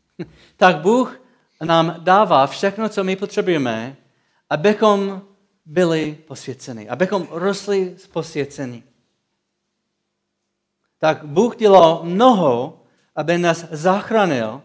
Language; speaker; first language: Czech; non-native, fluent; English